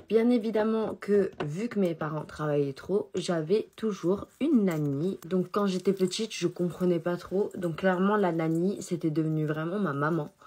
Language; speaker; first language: French; early bilingual, other home language; Chinese